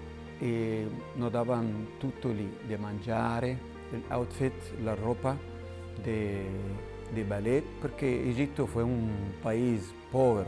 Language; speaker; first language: Italian; non-native, learner; Spanish